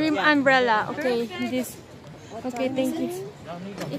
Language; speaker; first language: English; non-native, fluent; Filipino